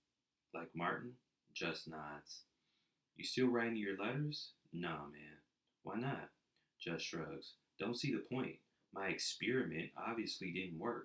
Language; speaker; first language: English; native; English